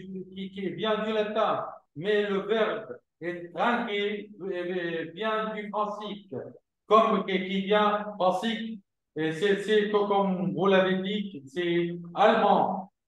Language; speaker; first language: French; non-native, fluent; Arabic